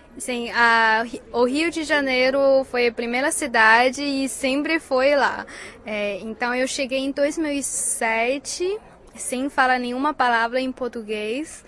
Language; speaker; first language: Portuguese; non-native, fluent; Chinese